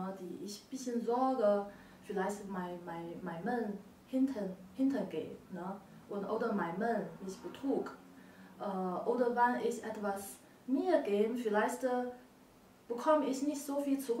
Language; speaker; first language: German; non-native, learner; Chinese